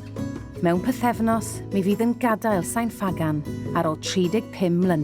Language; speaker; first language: Welsh; native; Welsh